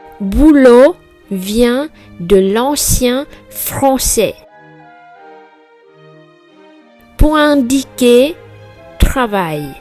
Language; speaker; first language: French; non-native, fluent; Vietnamese